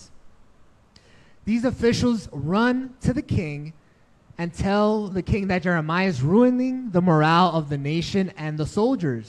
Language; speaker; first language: English; native; English